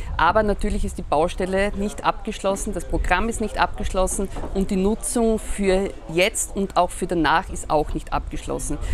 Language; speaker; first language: German; native; German